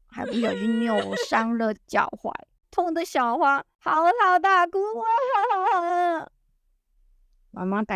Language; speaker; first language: Chinese; native; Chinese